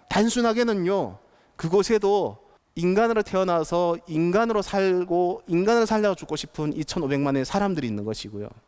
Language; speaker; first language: Korean; native; Korean